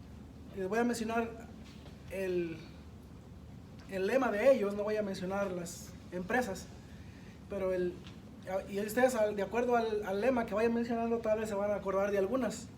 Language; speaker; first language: Spanish; native; Spanish